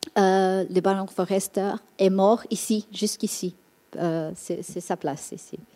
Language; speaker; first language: French; non-native, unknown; Portuguese